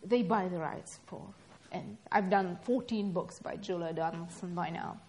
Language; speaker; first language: English; non-native, fluent; Russian